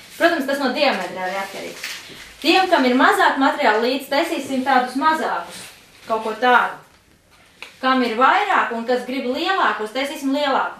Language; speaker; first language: Latvian; native; Latvian